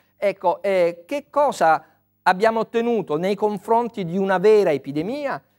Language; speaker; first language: Italian; native; Italian